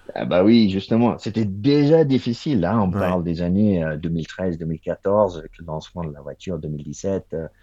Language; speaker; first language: French; non-native, fluent; English